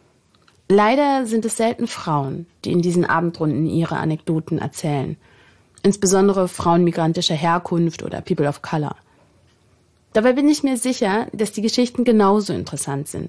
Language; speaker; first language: German; native; German